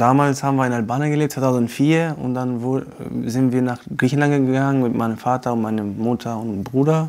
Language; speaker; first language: German; non-native, fluent; Albanian